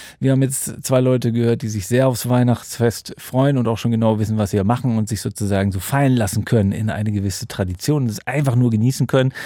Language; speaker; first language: German; native; German